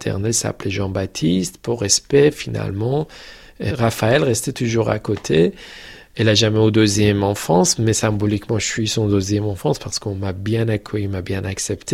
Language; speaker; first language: French; non-native, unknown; Persian